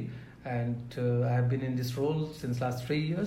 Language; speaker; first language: English; non-native, local second language; Hindi